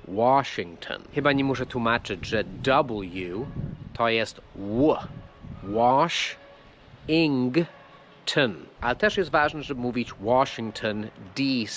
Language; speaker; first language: Polish; non-native, fluent; English